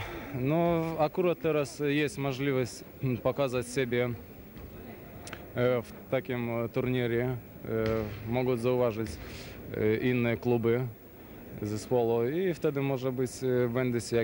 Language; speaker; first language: Polish; non-native, learner; Russian